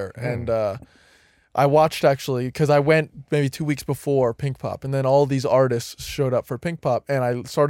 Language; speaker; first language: English; native; English